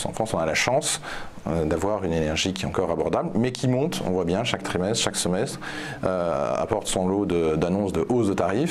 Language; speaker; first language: French; native; French